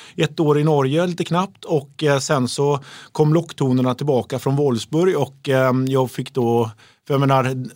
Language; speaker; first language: Swedish; native; Swedish